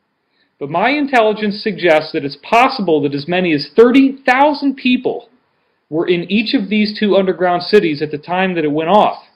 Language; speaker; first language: English; native; English